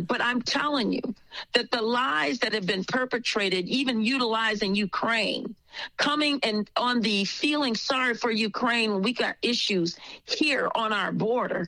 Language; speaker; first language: English; native; English